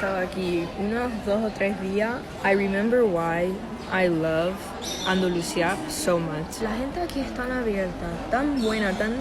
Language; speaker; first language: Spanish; non-native, fluent; English